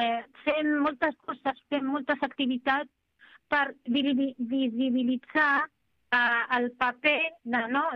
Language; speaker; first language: Catalan; non-native, fluent; Arabic